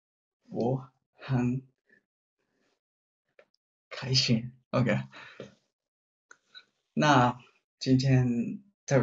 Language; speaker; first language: Chinese; non-native, learner; Japanese